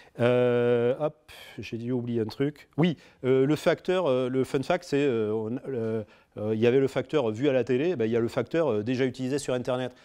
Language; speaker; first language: French; native; French